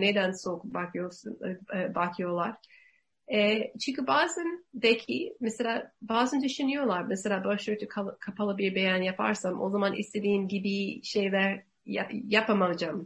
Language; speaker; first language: Turkish; non-native, learner; English